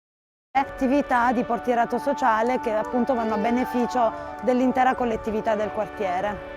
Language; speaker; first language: Italian; native; Italian